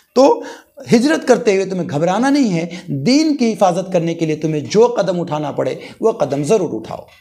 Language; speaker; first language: Urdu; native; Urdu